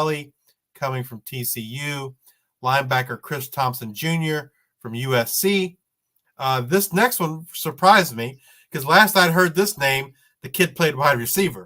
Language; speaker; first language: English; native; English